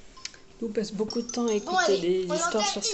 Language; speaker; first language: French; native; French